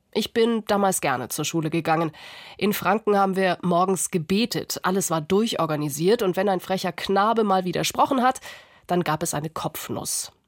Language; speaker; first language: German; native; German